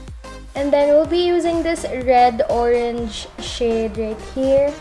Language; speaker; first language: English; non-native, local second language; Filipino